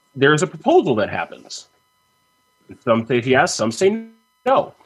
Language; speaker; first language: English; native; English